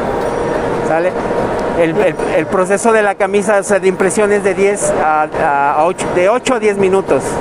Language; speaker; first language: Spanish; native; Spanish